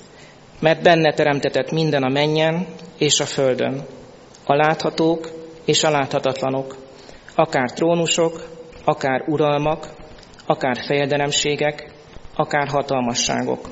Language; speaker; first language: Hungarian; native; Hungarian